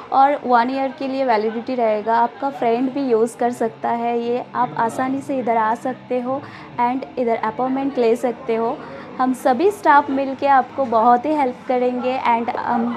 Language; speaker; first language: Hindi; non-native, local second language; Kannada